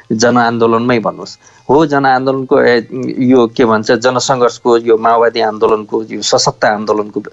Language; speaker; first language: Nepali; native; Nepali